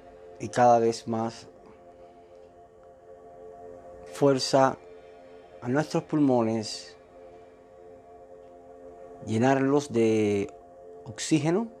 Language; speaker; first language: Spanish; native; Spanish